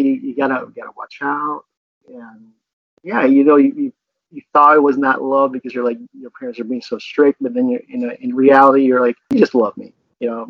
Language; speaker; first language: English; non-native, local second language; Filipino